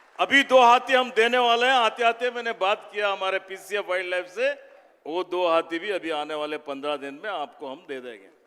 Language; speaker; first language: Hindi; non-native, local second language; Kannada